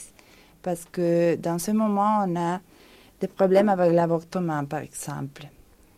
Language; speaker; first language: French; non-native, fluent; Spanish